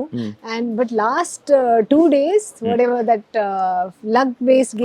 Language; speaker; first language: Telugu; non-native, learner; Hindi